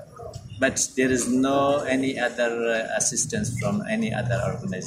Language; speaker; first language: English; non-native, fluent; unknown